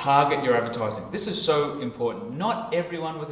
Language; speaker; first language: English; native; English